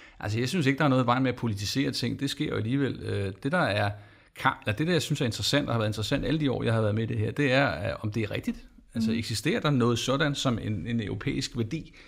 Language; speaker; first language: Danish; native; Danish